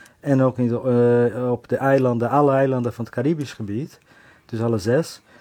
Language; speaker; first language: Dutch; non-native, fluent; Portuguese